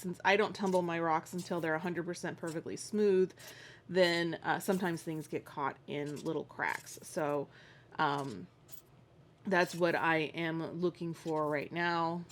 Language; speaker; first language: English; native; English